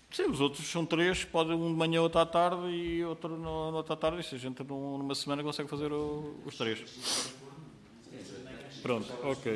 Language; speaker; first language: Portuguese; native; Portuguese